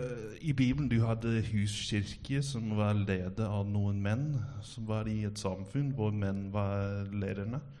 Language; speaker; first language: Norwegian; non-native, fluent; English